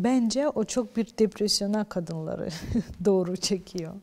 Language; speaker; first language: Turkish; non-native, fluent; Ukrainian